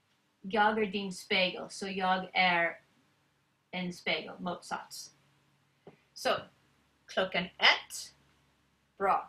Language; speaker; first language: Swedish; non-native, learner; English